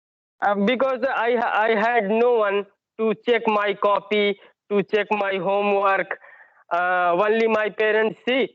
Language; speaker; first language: English; non-native, learner; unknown